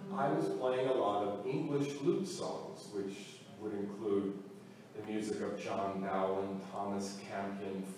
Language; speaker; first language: English; native; English